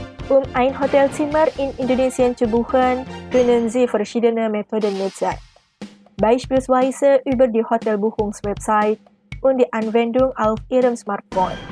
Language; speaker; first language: German; non-native, fluent; Indonesian